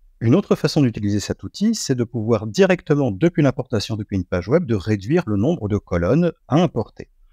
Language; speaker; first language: French; native; French